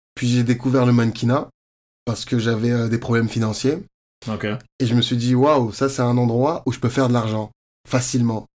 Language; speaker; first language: French; native; French